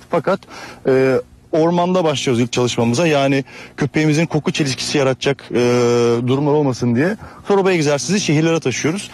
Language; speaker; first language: Turkish; native; Turkish